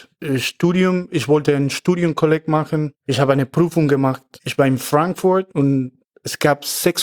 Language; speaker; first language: German; non-native, fluent; Spanish